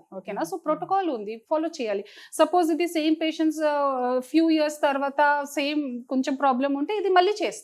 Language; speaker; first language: Telugu; non-native, fluent; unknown